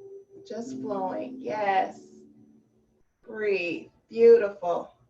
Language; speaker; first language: English; native; English